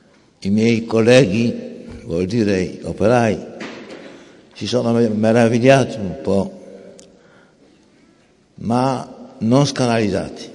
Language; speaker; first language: Italian; non-native, fluent; Polish